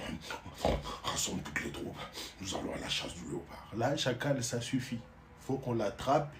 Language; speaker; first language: French; native; French